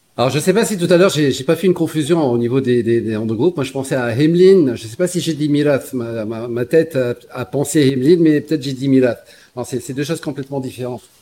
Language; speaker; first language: French; non-native, local second language; Arabic